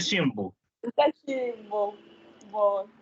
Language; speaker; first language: Portuguese; non-native, learner; Spanish